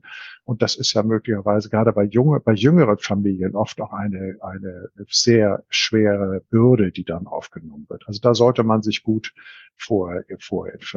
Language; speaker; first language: German; native; German